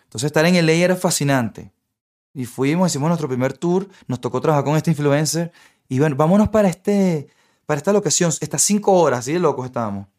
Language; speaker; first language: Spanish; native; Spanish